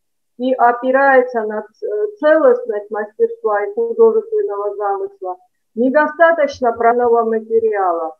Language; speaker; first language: Russian; non-native, fluent; Georgian